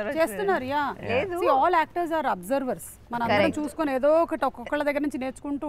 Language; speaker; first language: Telugu; native; Telugu